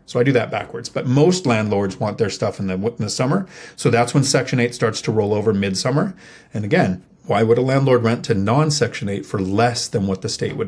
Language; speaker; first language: English; native; English